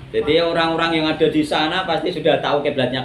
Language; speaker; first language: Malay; non-native, local second language; Javanese